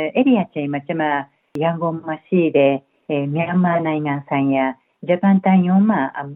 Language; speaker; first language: Burmese; non-native, fluent; Japanese